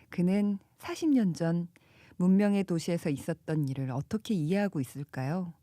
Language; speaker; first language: Korean; native; Korean